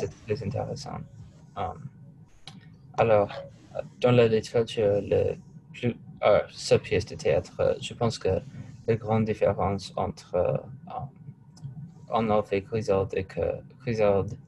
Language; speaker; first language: French; non-native, learner; English